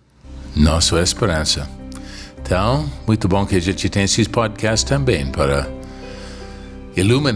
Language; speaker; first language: Portuguese; non-native, fluent; English